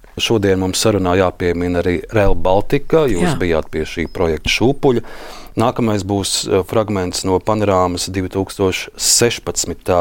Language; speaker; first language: Latvian; native; Latvian